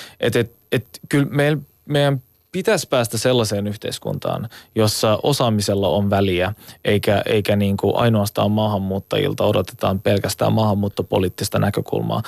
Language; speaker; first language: Finnish; early bilingual, other home language; Turkish